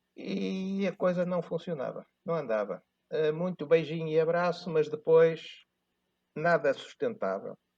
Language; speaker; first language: Portuguese; native; Portuguese